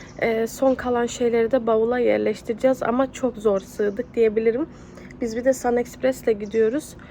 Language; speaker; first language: Turkish; early bilingual, heritage; Turkish